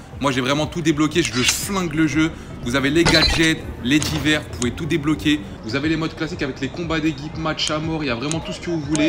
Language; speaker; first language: French; native; French